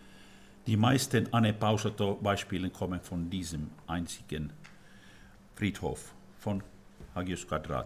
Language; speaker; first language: German; non-native, fluent; Finnish